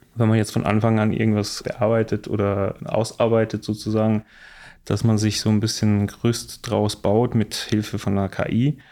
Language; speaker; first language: German; non-native, fluent; Bosnian